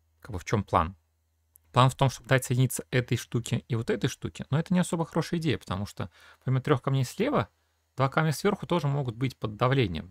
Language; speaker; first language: Russian; native; Russian